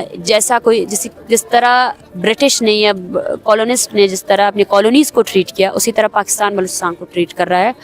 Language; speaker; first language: Urdu; non-native, local second language; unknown